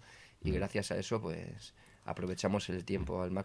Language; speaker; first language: Spanish; native; Spanish